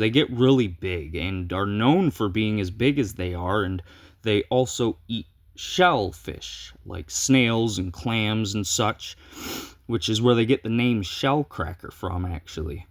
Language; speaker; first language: English; native; English